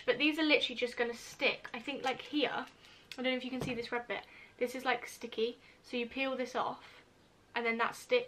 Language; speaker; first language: English; native; English